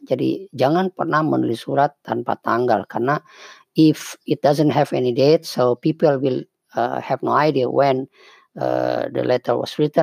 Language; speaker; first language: English; non-native, fluent; Indonesian